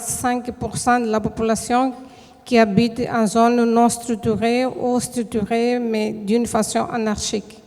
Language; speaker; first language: French; non-native, fluent; Portuguese